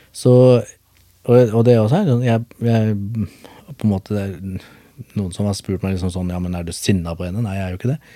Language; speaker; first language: Norwegian; early bilingual, other home language; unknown